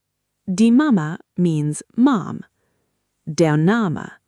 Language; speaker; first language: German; non-native, fluent; Arabic